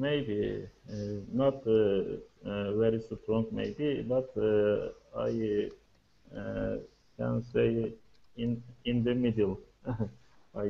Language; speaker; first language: English; non-native, learner; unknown